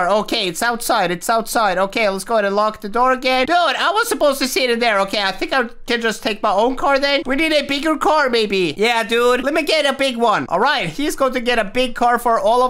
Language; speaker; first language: English; native; English